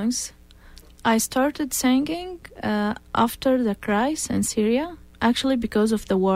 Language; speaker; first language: English; non-native, fluent; Arabic